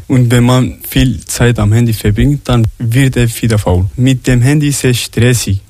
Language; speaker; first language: German; non-native, learner; Arabic